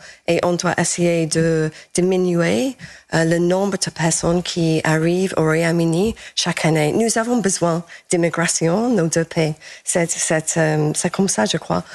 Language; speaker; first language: French; non-native, fluent; English